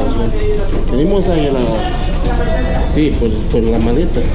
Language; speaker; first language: Spanish; non-native, learner; Haitian Creole